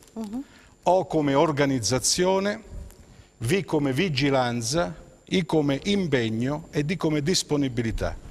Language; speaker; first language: Italian; native; Italian